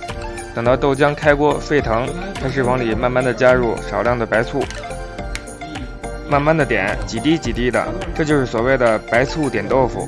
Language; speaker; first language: Chinese; native; Chinese